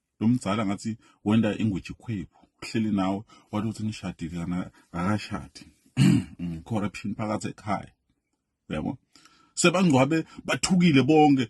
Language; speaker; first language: Zulu; non-native, local second language; Swati